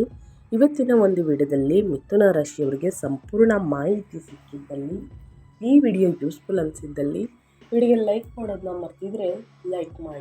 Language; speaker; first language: Kannada; native; Kannada